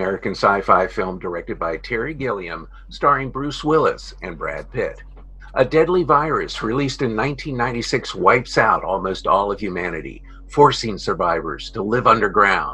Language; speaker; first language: English; native; English